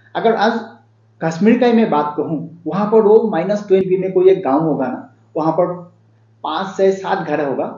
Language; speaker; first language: Hindi; non-native, local second language; Assamese